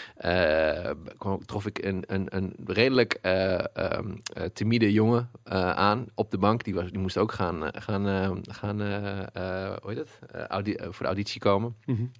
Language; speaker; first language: Dutch; early bilingual, other home language; Arabic